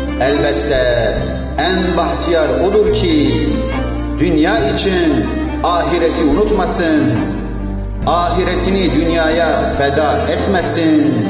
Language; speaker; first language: Turkish; native; Turkish